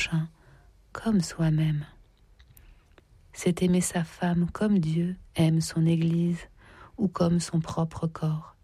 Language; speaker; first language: French; native; French